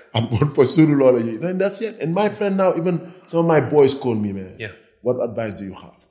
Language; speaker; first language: English; non-native, fluent; Wolof